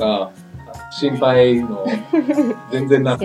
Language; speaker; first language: Japanese; non-native, learner; English